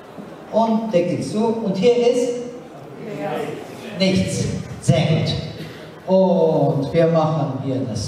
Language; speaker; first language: German; non-native, learner; Turkish